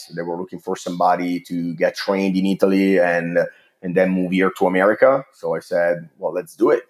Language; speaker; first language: English; non-native, fluent; Italian